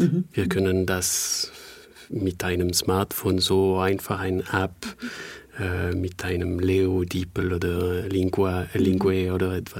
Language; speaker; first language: German; non-native, fluent; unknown